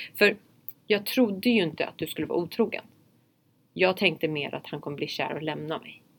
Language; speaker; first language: Swedish; early bilingual, other home language; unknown